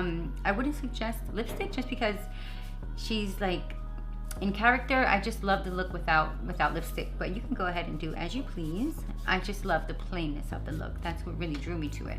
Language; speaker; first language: English; native; English